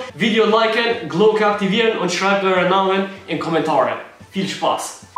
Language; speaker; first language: German; early bilingual, other home language; Albanian